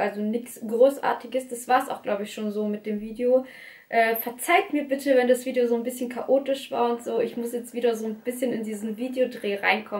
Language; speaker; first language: German; early bilingual, other home language; Russian